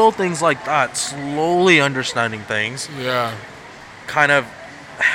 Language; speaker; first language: English; non-native, fluent; Punjabi